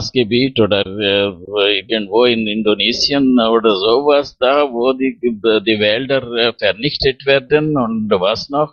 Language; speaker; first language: German; non-native, fluent; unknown